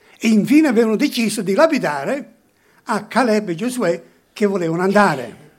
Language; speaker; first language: Italian; early bilingual, heritage; Italian